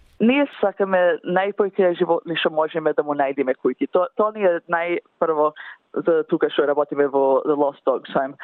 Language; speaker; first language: Macedonian; early bilingual, heritage; English